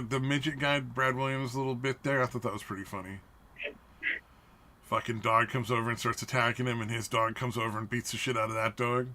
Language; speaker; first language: English; native; English